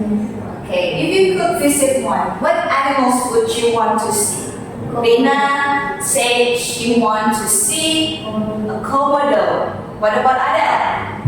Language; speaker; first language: English; non-native, fluent; Indonesian